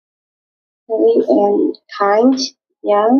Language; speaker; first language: English; non-native, learner; Vietnamese